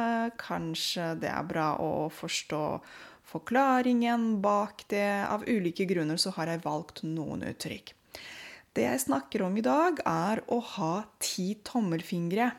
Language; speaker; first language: Norwegian; non-native, fluent; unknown